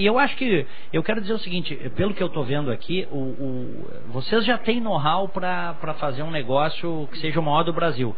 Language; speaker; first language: Portuguese; native; Portuguese